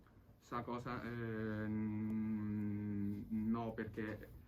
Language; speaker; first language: Italian; native; Italian